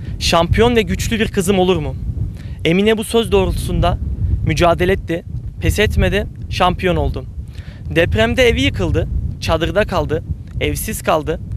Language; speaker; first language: Turkish; native; Turkish